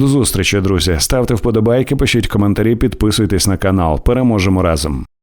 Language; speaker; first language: Ukrainian; native; Ukrainian